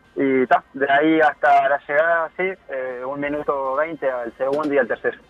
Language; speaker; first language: Spanish; native; Spanish